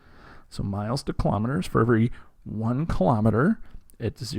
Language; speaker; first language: English; native; English